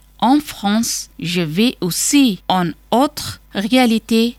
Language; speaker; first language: French; non-native, learner; Persian